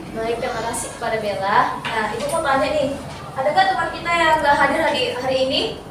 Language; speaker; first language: Indonesian; native; Indonesian